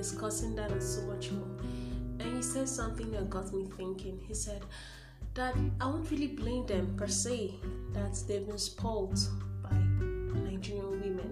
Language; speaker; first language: English; non-native, local second language; Igbo